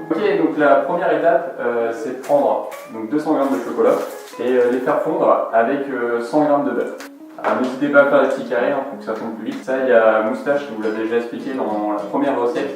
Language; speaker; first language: French; native; French